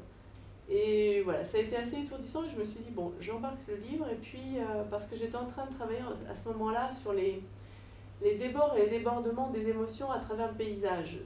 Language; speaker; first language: French; native; French